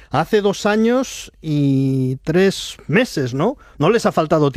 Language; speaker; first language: Spanish; native; Spanish